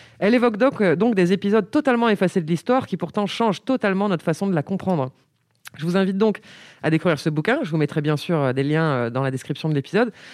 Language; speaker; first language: French; native; French